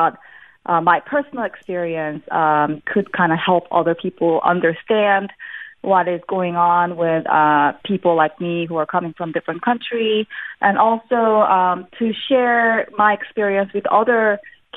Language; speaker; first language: English; non-native, fluent; Korean